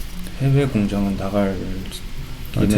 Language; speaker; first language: Korean; native; Korean